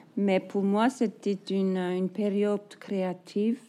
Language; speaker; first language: French; non-native, fluent; Icelandic